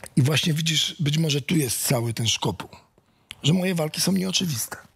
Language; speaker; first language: Polish; native; Polish